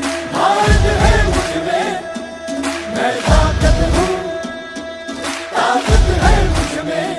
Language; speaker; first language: Hindi; non-native, local second language; Telugu